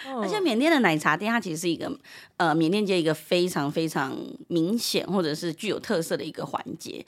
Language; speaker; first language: Chinese; early bilingual, heritage; Chinese